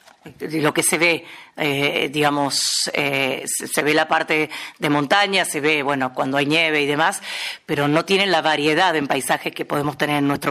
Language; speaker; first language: Spanish; native; Spanish